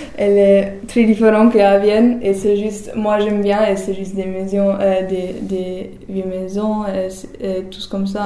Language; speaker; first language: French; non-native, learner; German